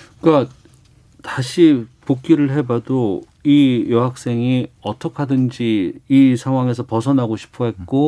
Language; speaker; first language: Korean; native; Korean